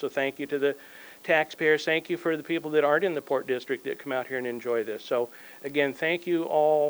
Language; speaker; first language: English; native; English